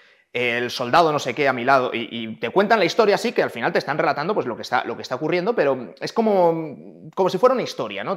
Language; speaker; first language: Spanish; native; Spanish